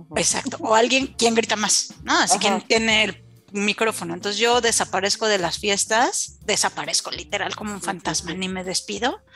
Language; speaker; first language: Spanish; native; Spanish